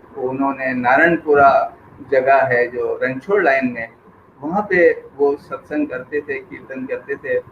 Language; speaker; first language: Urdu; non-native, local second language; Sindhi